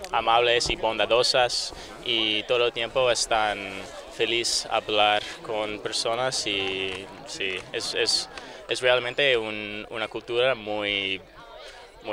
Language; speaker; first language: Spanish; non-native, learner; English